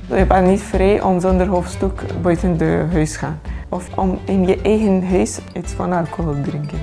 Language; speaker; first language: Dutch; non-native, fluent; Persian